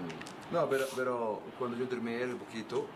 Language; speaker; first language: Spanish; non-native, learner; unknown